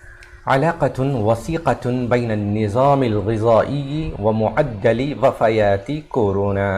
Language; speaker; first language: Arabic; non-native, fluent; Urdu